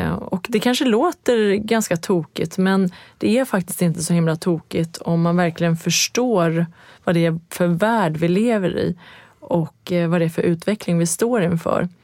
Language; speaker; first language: Swedish; early bilingual, other home language; Persian